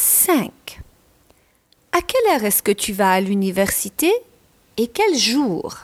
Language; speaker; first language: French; non-native, fluent; English